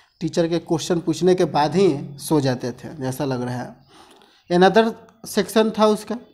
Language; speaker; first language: Hindi; native; Hindi